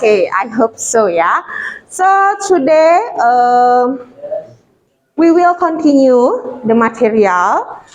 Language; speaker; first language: English; non-native, fluent; Indonesian